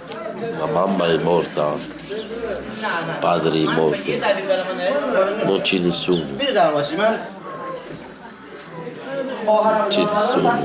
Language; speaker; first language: Italian; non-native, learner; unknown